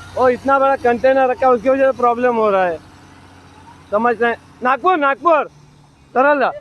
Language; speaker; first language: Hindi; non-native, local second language; Marathi